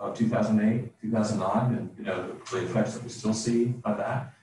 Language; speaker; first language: English; native; English